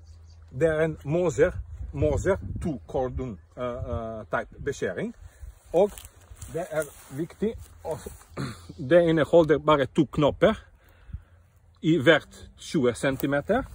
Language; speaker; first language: Norwegian; non-native, fluent; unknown